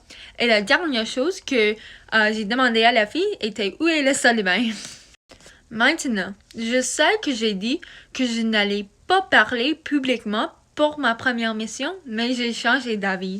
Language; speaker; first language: French; non-native, local second language; English